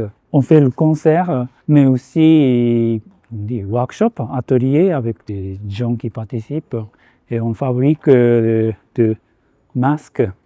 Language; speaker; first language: French; non-native, fluent; Japanese